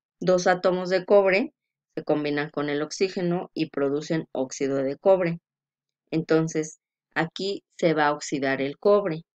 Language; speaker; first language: Spanish; native; Spanish